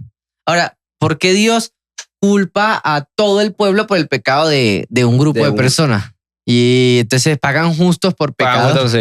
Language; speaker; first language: Spanish; native; Spanish